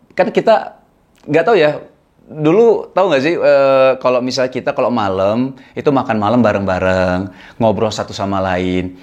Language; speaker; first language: Indonesian; native; Indonesian